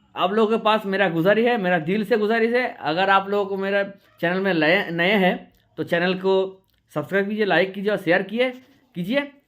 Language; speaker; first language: Hindi; non-native, local second language; Bangla